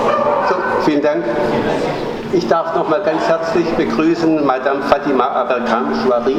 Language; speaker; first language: German; native; German